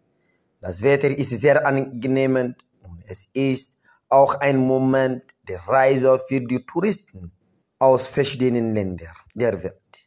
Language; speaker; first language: German; non-native, learner; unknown